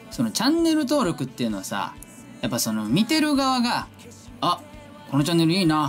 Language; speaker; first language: Japanese; native; Japanese